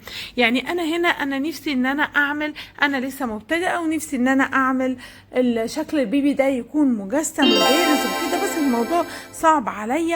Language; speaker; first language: Arabic; native; Arabic